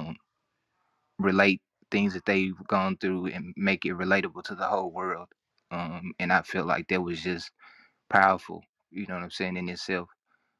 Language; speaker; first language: English; native; English